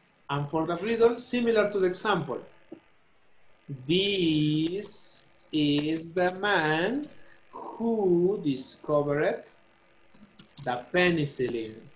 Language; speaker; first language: English; non-native, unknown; Spanish